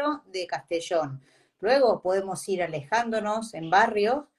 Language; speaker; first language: Spanish; native; Spanish